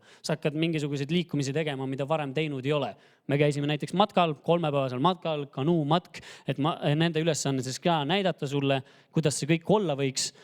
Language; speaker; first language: Estonian; native; Estonian